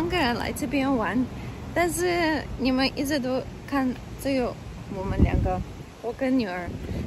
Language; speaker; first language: Chinese; non-native, fluent; Russian